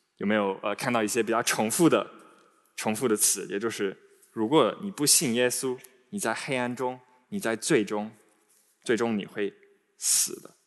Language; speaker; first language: Chinese; non-native, fluent; English